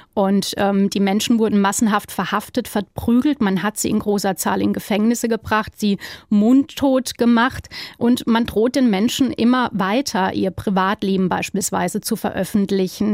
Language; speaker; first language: German; native; German